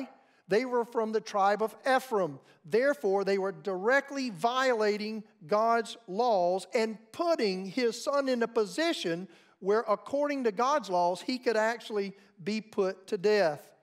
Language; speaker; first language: English; native; English